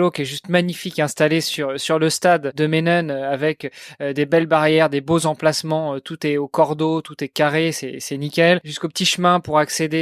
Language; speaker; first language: French; native; French